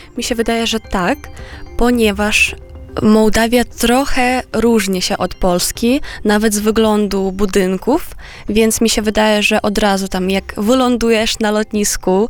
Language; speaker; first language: Polish; non-native, fluent; Romanian